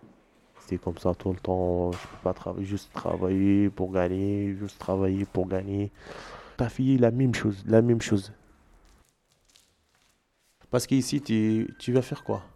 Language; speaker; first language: French; non-native, learner; Arabic